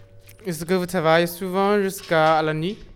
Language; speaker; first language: French; non-native, learner; Chinese